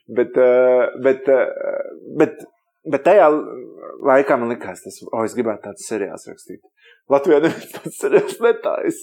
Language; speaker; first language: Latvian; native; Latvian